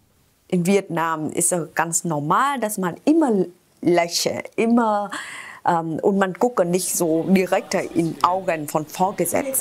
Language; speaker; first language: German; non-native, fluent; Vietnamese